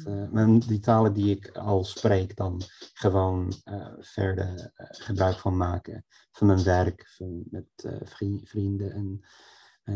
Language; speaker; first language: Dutch; non-native, fluent; English